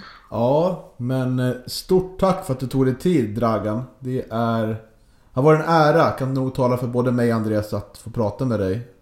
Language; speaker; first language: Swedish; native; Swedish